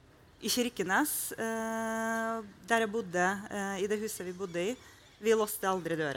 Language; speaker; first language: Norwegian; non-native, fluent; Russian